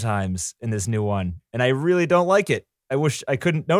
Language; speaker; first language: English; native; English